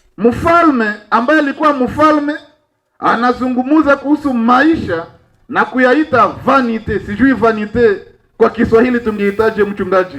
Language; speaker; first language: Swahili; non-native, local second language; Nande